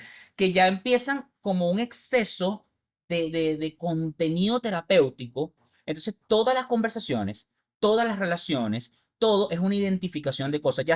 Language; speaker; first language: Spanish; native; Spanish